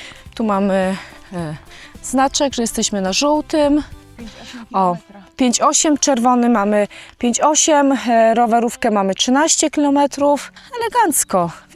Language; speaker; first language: Polish; native; Polish